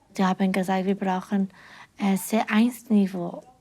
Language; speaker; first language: German; non-native, learner; Persian